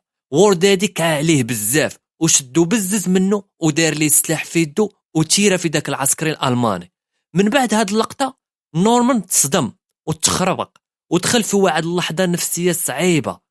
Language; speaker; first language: Arabic; native; Arabic